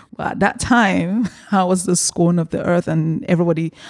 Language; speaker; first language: English; early bilingual, other home language; Yoruba